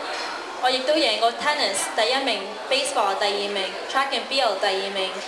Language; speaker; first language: Chinese; early bilingual, heritage; Chinese